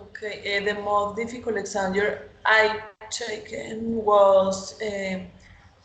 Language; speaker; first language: English; non-native, learner; Spanish